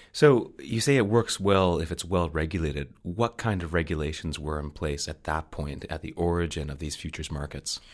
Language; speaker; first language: English; native; English